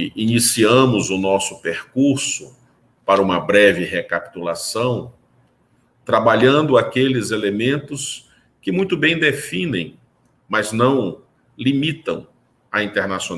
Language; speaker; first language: Portuguese; native; Portuguese